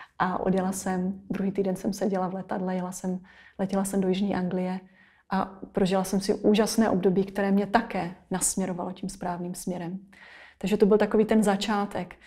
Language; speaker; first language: Czech; native; Czech